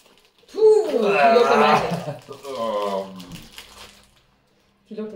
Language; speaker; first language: Danish; native; Danish